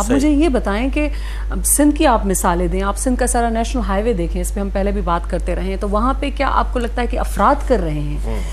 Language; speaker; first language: Urdu; non-native, local second language; Sindhi